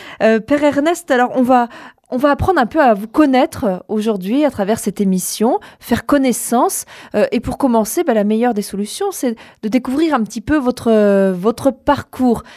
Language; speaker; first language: French; native; French